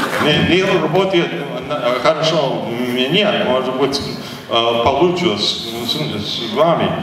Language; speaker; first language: Russian; non-native, learner; English